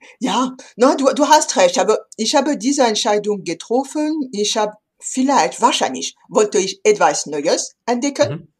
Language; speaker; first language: German; non-native, fluent; French